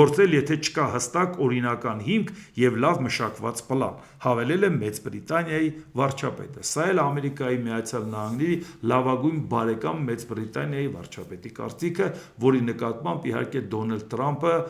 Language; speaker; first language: Armenian; native; Armenian